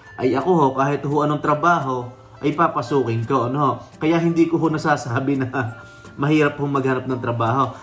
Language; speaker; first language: Filipino; native; Filipino